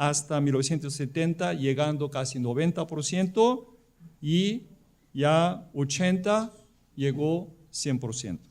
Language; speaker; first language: Spanish; non-native, fluent; Korean